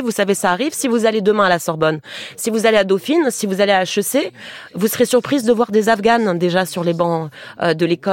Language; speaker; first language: French; native; French